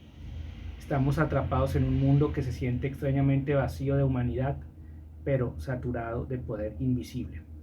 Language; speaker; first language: Spanish; native; Spanish